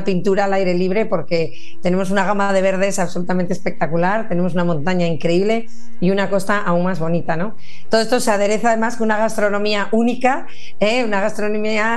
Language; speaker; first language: Spanish; native; Spanish